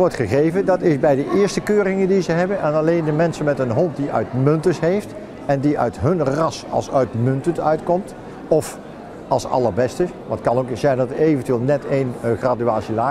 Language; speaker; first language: Dutch; native; Dutch